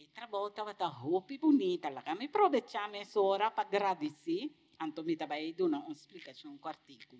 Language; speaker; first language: Portuguese; non-native, learner; Papiamento